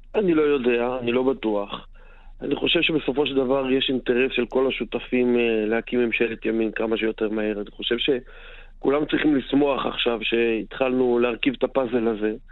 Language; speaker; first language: Hebrew; native; Hebrew